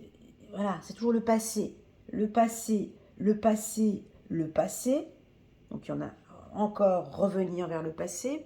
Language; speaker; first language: French; native; French